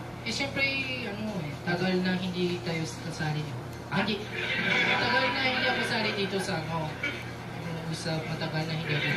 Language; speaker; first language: Filipino; non-native, learner; Japanese